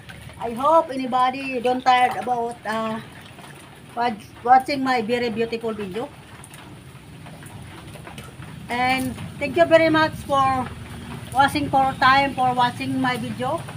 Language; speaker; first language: English; non-native, learner; Filipino